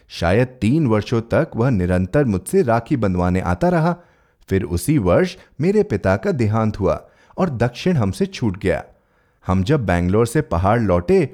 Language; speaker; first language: Hindi; native; Hindi